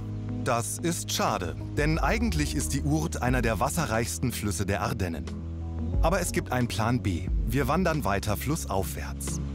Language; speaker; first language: German; native; German